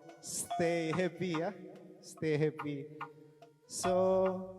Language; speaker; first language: English; non-native, learner; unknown